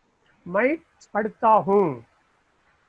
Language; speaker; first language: Hindi; non-native, learner; Tamil